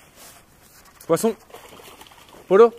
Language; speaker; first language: French; native; French